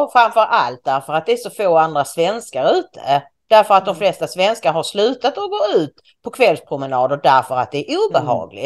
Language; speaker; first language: Swedish; native; Swedish